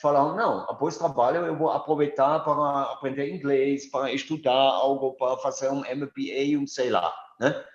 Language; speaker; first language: Portuguese; non-native, fluent; German